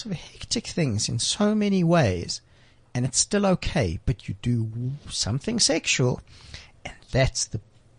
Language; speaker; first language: English; native; English